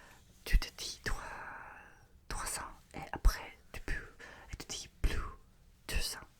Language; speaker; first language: French; non-native, learner; Russian